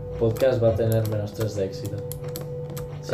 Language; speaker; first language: Catalan; non-native, local second language; Spanish